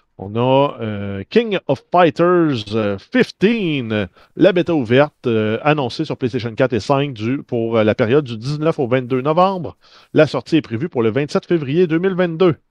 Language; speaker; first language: French; native; French